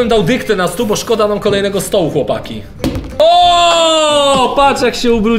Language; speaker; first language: Polish; native; Polish